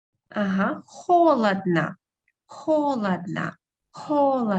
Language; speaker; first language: Russian; non-native, fluent; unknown